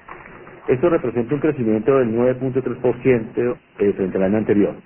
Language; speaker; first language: Spanish; native; Spanish